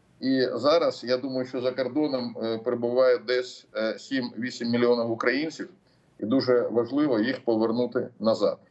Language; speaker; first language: Ukrainian; non-native, local second language; Russian